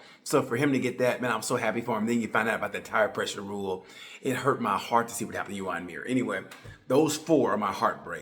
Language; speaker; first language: English; native; English